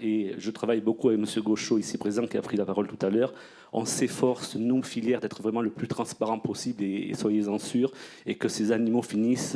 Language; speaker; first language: French; native; French